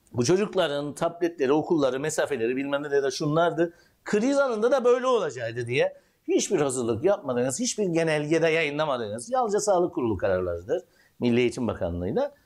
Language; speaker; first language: Turkish; native; Turkish